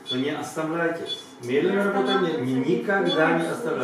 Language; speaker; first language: Russian; non-native, learner; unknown